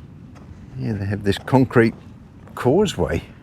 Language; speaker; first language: English; native; English